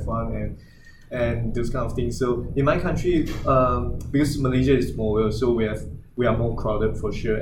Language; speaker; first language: English; non-native, local second language; Chinese